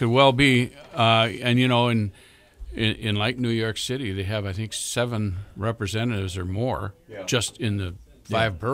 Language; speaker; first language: English; native; English